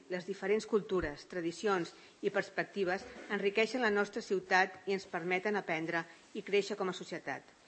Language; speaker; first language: Catalan; native; Catalan